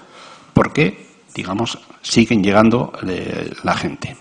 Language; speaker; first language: Spanish; native; Spanish